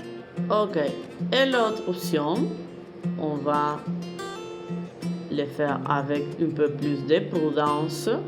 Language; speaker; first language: French; non-native, fluent; Spanish